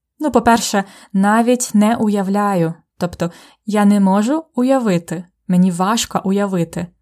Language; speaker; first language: Ukrainian; native; Ukrainian